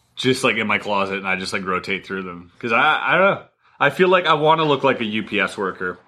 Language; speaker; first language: English; early bilingual, other home language; German